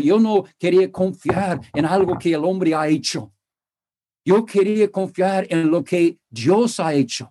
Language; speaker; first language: Spanish; non-native, fluent; English